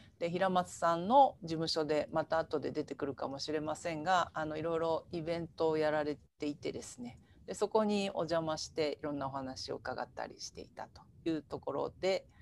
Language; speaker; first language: Japanese; native; Japanese